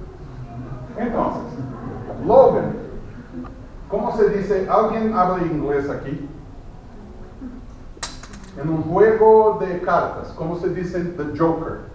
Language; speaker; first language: Spanish; non-native, fluent; Portuguese